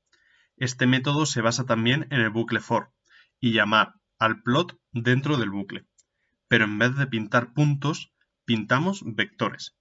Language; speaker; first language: Spanish; native; Spanish